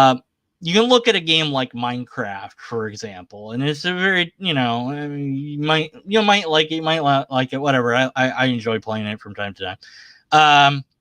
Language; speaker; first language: English; native; English